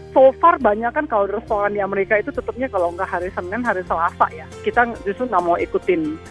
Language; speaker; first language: Indonesian; native; Indonesian